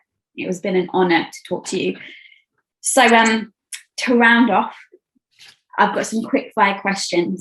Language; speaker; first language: English; native; English